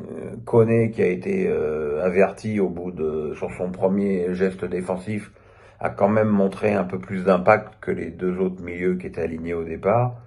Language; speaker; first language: French; native; French